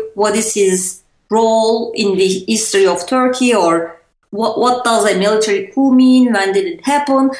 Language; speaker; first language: English; non-native, fluent; Turkish